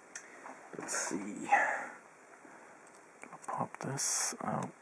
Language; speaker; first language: English; native; English